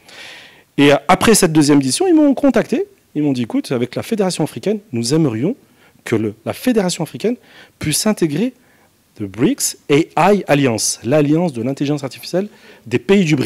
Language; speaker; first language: French; non-native, local second language; Arabic